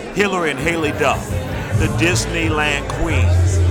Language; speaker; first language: English; native; English